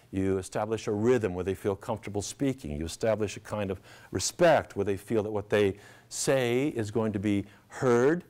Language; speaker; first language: English; native; English